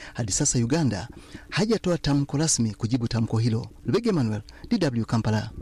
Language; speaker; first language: Swahili; non-native, local second language; Ganda